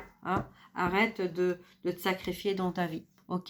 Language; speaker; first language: French; native; French